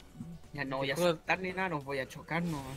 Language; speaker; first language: Spanish; native; Spanish